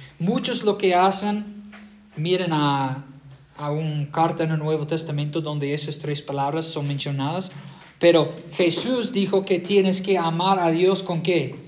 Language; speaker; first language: Spanish; non-native, fluent; English